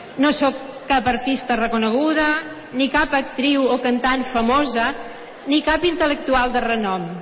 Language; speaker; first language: Catalan; native; Catalan